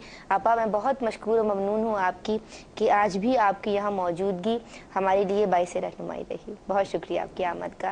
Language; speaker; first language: Urdu; native; Urdu